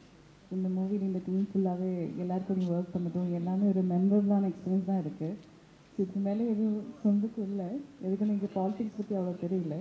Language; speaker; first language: Tamil; early bilingual, heritage; Tamil